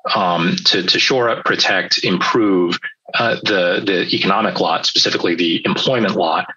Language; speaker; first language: English; native; English